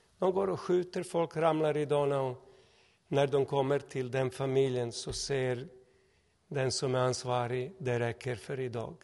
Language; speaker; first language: Swedish; non-native, fluent; Serbian